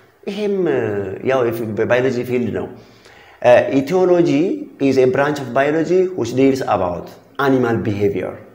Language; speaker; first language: English; non-native, local second language; Amharic